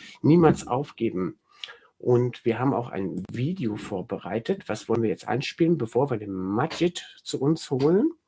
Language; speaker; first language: German; native; German